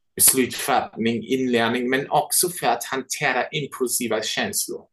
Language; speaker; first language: Swedish; non-native, fluent; German